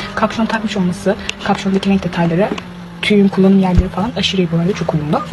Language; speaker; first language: Turkish; native; Turkish